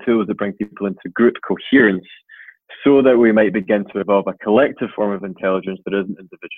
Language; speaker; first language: English; native; English